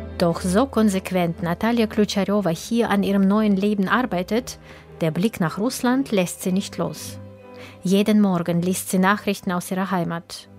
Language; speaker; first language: German; native; German